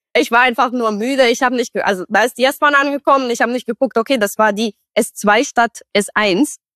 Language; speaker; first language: German; non-native, fluent; Romanian